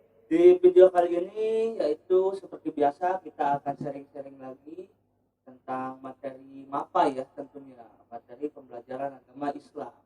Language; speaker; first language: Indonesian; native; Indonesian